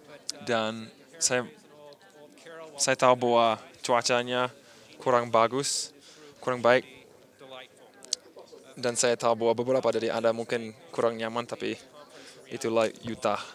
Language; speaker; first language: Indonesian; non-native, fluent; English